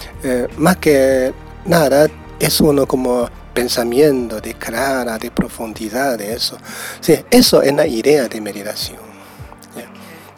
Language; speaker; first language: Spanish; non-native, learner; Chinese